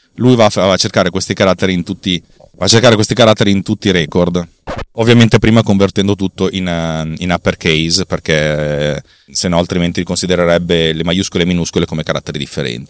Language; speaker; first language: Italian; native; Italian